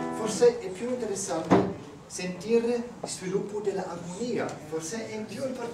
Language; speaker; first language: Italian; non-native, learner; German